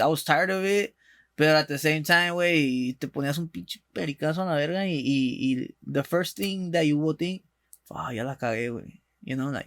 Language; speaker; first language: English; early bilingual, other home language; Spanish